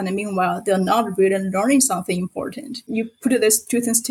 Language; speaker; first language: English; non-native, fluent; Chinese